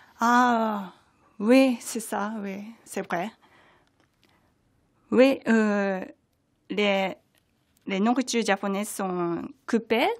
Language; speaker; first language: French; non-native, fluent; Japanese